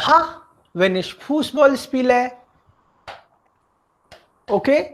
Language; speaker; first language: German; non-native, fluent; Hindi